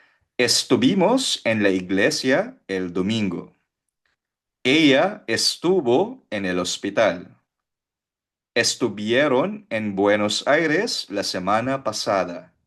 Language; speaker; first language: Spanish; non-native, fluent; Filipino